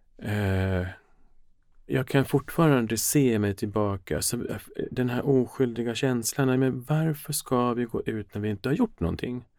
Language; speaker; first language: Swedish; early bilingual, other home language; Finnish